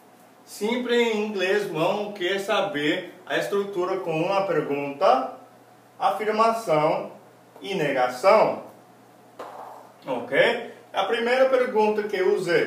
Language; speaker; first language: Portuguese; non-native, fluent; English